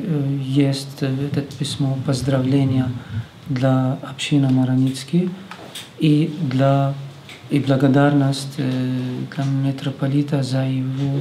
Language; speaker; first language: Russian; non-native, learner; Arabic